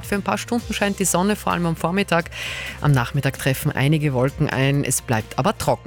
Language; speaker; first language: German; native; German